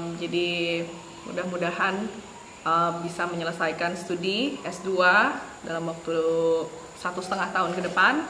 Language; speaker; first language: Indonesian; native; Indonesian